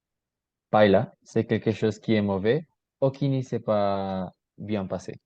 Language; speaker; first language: French; non-native, learner; Spanish